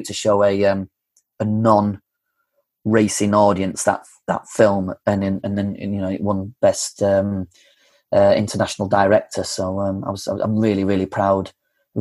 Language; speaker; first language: English; native; English